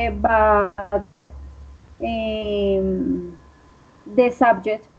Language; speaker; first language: English; non-native, learner; Spanish